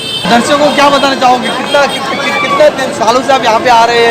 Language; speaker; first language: Hindi; native; Hindi